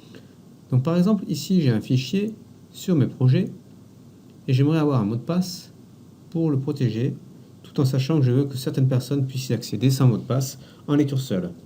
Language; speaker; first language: French; native; French